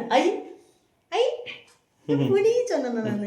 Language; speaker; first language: Tamil; native; Tamil